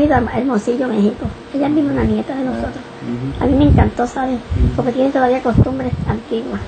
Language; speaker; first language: Spanish; native; Spanish